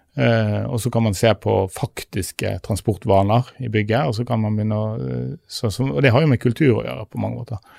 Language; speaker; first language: Norwegian; native; Norwegian